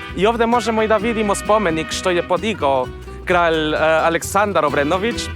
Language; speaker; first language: Serbian; non-native, fluent; Spanish